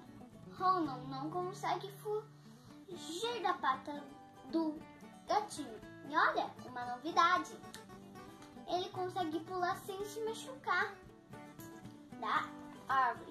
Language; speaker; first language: Portuguese; native; Portuguese